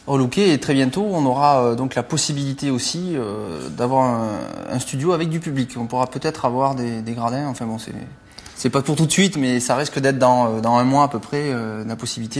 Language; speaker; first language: French; native; French